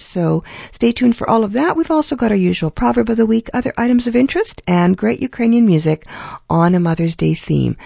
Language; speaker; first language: English; early bilingual, other home language; Ukrainian